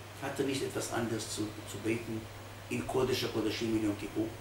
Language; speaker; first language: German; non-native, fluent; Hebrew